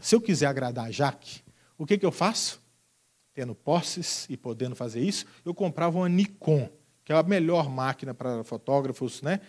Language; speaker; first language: Portuguese; native; Portuguese